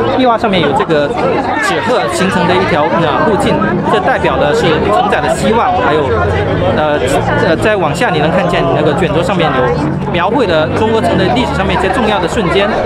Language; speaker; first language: Chinese; native; Chinese